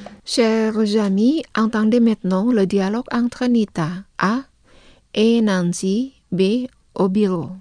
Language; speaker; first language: French; non-native, fluent; Indonesian